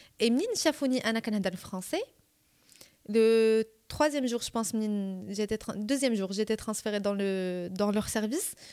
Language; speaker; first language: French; non-native, local second language; Arabic